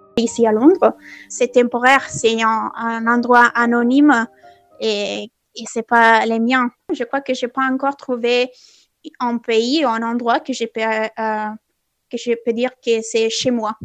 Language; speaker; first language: French; non-native, fluent; Italian